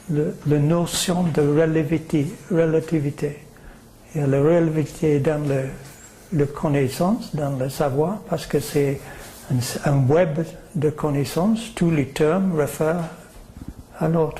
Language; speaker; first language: French; non-native, fluent; English